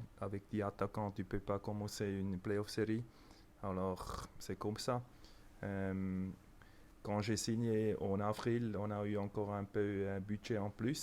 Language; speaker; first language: French; non-native, local second language; German